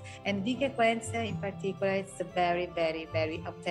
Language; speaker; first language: English; non-native, learner; Italian